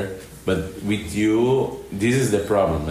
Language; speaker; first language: English; non-native, fluent; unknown